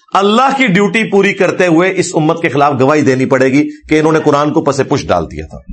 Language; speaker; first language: Urdu; non-native, local second language; Punjabi